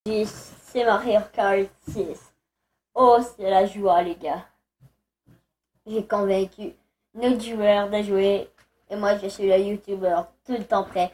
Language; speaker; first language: French; native; French